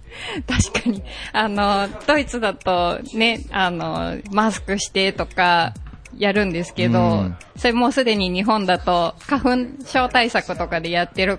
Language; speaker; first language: Japanese; native; Japanese